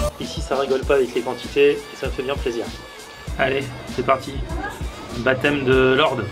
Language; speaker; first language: French; native; French